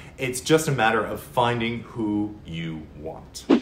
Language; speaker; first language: English; native; English